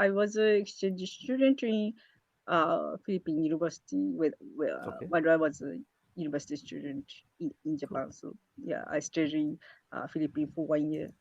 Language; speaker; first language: English; non-native, learner; Japanese